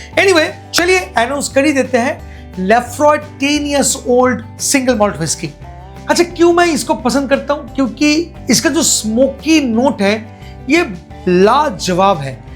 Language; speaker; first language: Hindi; non-native, local second language; Bangla